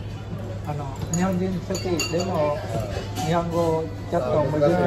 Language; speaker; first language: Japanese; non-native, learner; Vietnamese